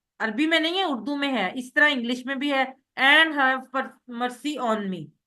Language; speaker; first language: Urdu; native; Urdu